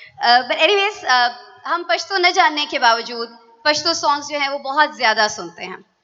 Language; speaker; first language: Urdu; non-native, local second language; Punjabi